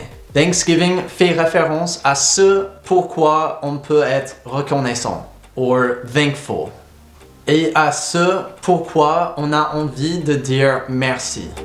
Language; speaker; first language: French; non-native, fluent; English